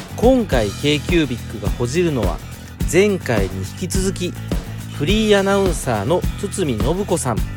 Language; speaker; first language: Japanese; native; Japanese